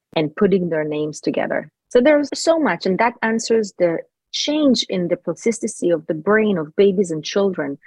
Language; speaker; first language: English; non-native, fluent; Hebrew